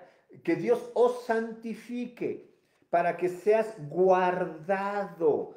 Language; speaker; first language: Spanish; native; Spanish